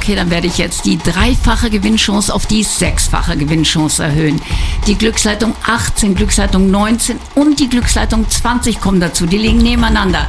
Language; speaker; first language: German; native; German